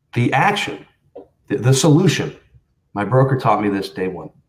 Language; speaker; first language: English; native; English